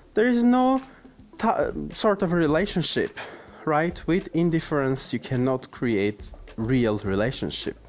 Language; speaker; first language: English; non-native, fluent; Armenian